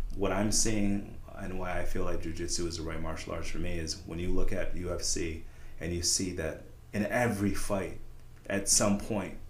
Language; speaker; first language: English; native; English